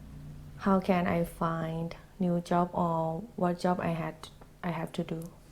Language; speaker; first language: English; non-native, learner; Thai